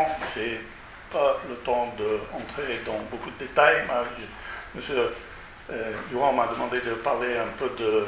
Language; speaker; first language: French; non-native, fluent; Italian